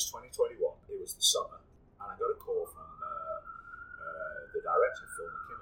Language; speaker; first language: English; native; English